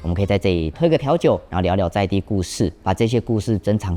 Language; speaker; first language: Chinese; native; Chinese